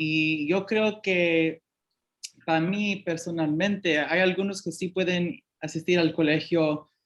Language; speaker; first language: Spanish; early bilingual, heritage; Spanish